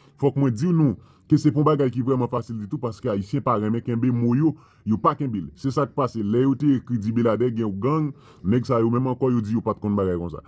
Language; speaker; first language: Haitian Creole; non-native, fluent; Spanish